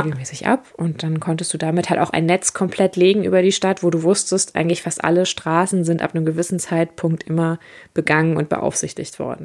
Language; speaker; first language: German; native; German